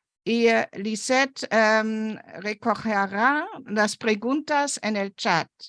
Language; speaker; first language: Spanish; non-native, fluent; German